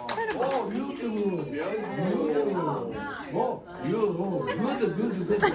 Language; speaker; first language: English; non-native, learner; Japanese